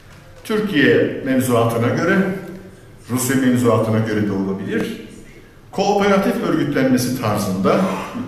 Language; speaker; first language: Turkish; native; Turkish